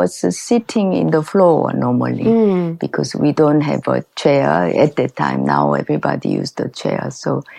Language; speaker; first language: English; non-native, learner; Korean